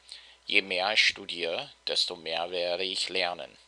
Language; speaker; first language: German; non-native, fluent; English